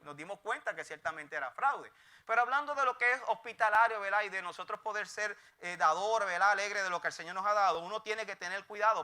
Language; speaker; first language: Spanish; native; Spanish